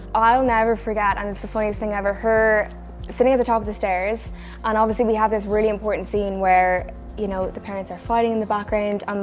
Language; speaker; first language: English; native; English